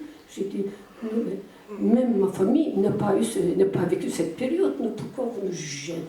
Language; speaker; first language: French; non-native, fluent; Turkish